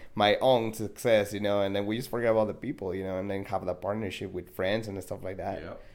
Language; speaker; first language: English; non-native, fluent; Spanish